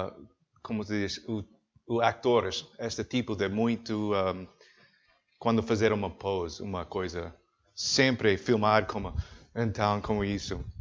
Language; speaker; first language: Portuguese; non-native, learner; English